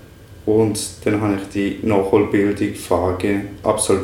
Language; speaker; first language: German; non-native, fluent; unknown